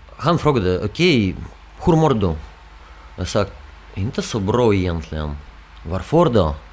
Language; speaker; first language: Swedish; non-native, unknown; Russian